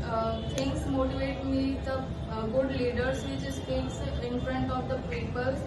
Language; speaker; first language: English; non-native, learner; Hindi